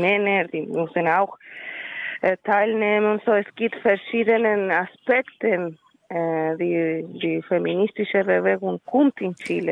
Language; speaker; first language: German; non-native, learner; Spanish